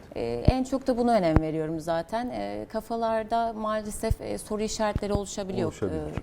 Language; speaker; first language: Turkish; native; Turkish